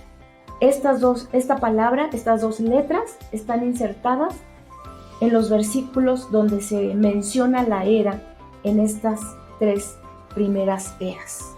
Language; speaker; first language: Spanish; native; Spanish